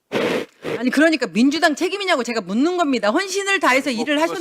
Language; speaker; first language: Korean; native; Korean